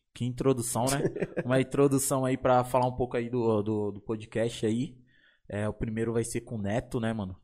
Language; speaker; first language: Portuguese; native; Portuguese